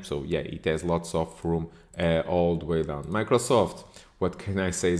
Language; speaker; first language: English; non-native, fluent; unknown